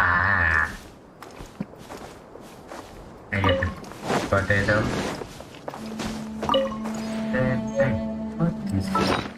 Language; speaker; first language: English; non-native, learner; Indonesian